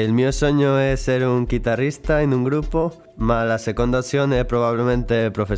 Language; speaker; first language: Italian; non-native, learner; Spanish